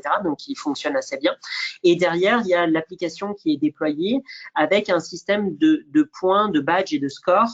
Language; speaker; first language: French; native; French